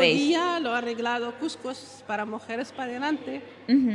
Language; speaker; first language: Spanish; non-native, learner; Arabic